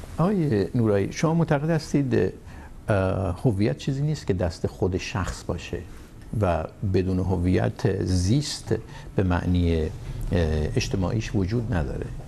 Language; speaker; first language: Persian; native; Persian